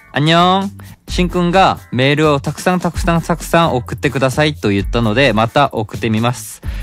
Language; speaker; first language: Japanese; non-native, fluent; Korean